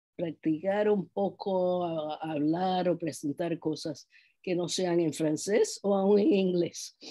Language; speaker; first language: Spanish; non-native, fluent; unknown